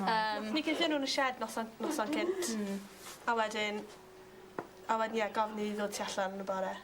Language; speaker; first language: Welsh; native; Welsh